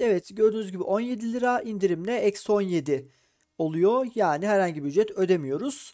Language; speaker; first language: Turkish; native; Turkish